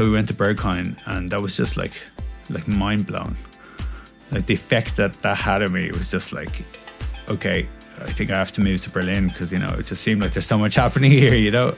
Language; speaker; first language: English; native; English